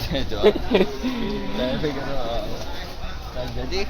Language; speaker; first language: Indonesian; non-native, learner; Arabic